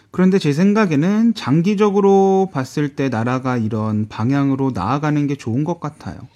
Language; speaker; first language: Korean; native; Korean